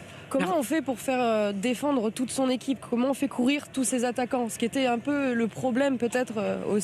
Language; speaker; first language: French; native; French